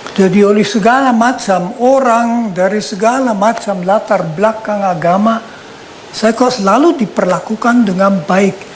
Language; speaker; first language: Indonesian; non-native, fluent; German